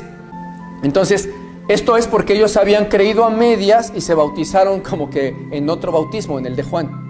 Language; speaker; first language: Spanish; native; Spanish